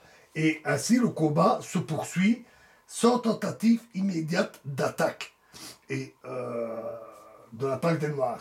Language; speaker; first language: French; native; French